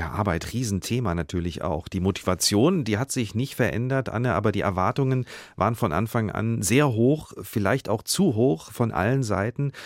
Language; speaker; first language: German; native; German